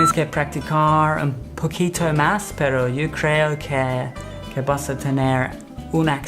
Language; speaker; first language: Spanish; non-native, fluent; English